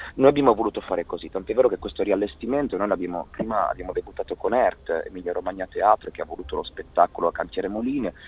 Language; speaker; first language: Italian; native; Italian